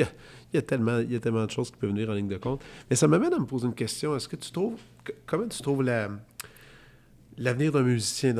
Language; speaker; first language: French; native; French